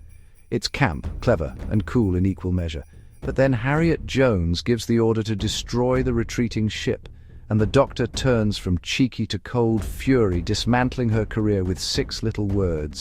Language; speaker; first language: English; native; English